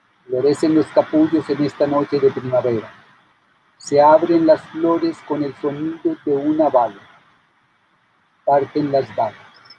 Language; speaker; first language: Spanish; native; Spanish